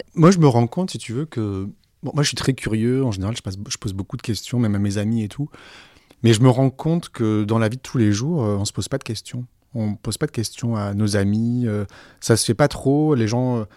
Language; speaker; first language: French; native; French